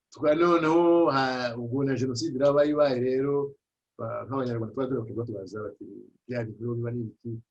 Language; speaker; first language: Kinyarwanda; early bilingual, heritage; Kinyarwanda